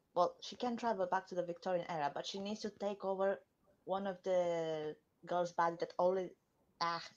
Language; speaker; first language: English; non-native, fluent; Romanian